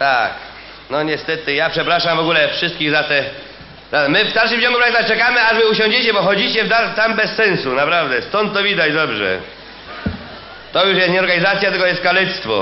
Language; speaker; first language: Polish; native; Polish